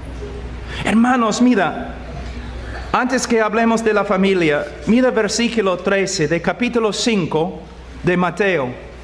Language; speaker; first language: Spanish; non-native, fluent; English